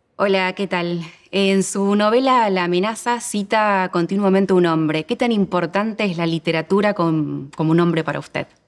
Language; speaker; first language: Spanish; early bilingual, other home language; Russian